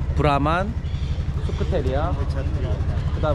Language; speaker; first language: Korean; native; Korean